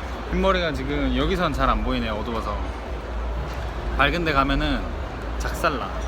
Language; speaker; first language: Korean; native; Korean